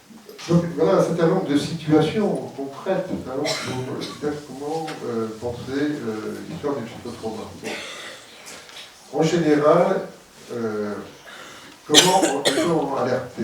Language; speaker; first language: French; native; French